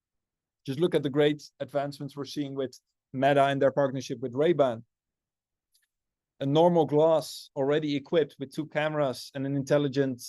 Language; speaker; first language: English; non-native, fluent; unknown